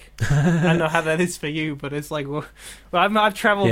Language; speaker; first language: English; native; English